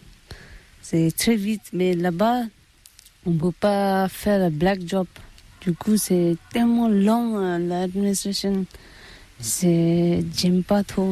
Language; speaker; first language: French; non-native, learner; Tibetan